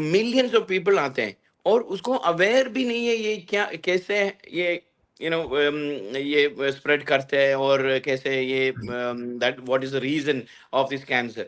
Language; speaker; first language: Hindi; non-native, local second language; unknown